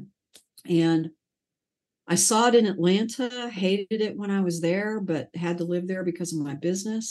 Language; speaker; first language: English; native; English